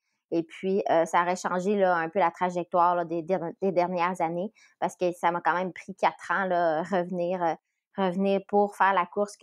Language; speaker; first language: French; native; French